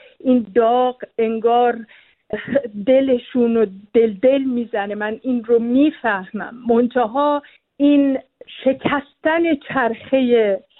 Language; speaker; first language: Persian; native; Persian